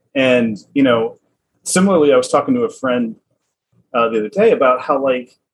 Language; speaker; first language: English; native; English